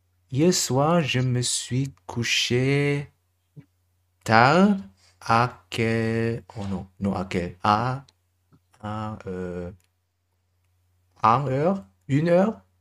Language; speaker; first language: French; non-native, learner; German